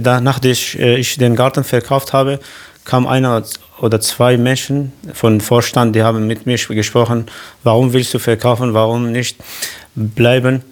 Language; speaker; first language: German; non-native, learner; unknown